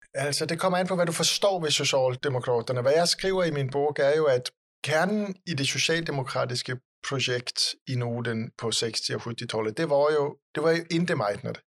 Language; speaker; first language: Danish; native; Danish